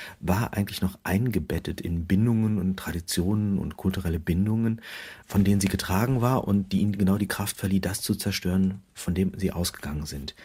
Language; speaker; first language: German; native; German